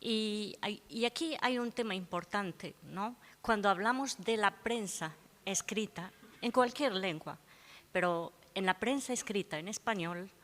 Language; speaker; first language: Spanish; non-native, fluent; Arabic